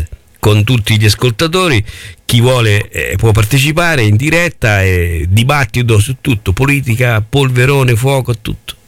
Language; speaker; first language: Italian; native; Italian